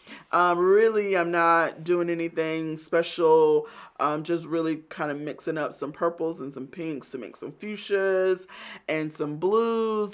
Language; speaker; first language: English; native; English